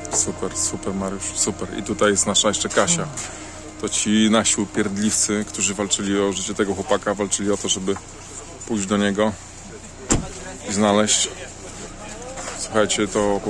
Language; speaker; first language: Polish; native; Polish